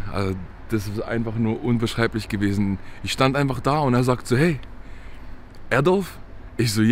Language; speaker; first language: German; native; German